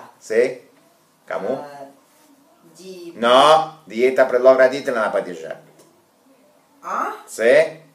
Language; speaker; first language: Italian; non-native, fluent; Russian